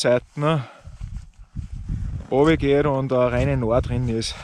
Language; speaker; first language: German; native; German